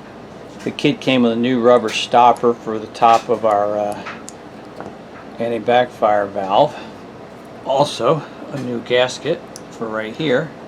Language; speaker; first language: English; native; English